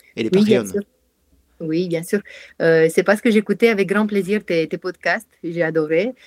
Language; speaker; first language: French; non-native, fluent; Romanian